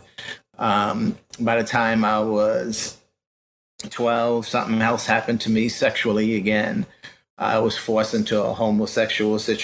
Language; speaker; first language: English; native; English